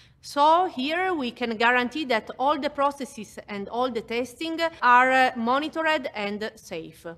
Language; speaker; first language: English; non-native, fluent; Italian